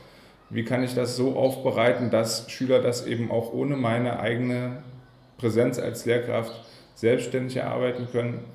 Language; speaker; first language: German; native; German